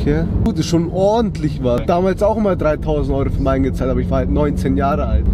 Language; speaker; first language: German; early bilingual, other home language; Turkish